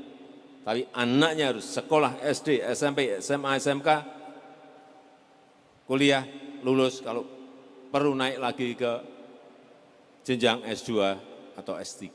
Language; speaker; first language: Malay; non-native, local second language; Javanese